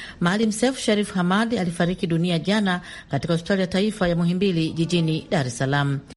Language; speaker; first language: Swahili; native; Swahili